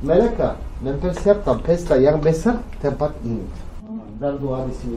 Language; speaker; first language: Indonesian; non-native, learner; Turkish